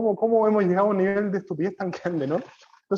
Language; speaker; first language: Spanish; native; Spanish